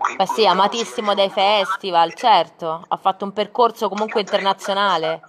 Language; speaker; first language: Italian; native; Italian